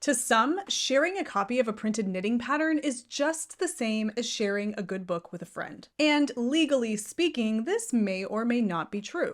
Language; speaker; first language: English; native; English